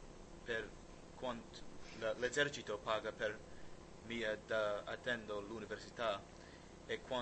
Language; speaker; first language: Italian; non-native, learner; English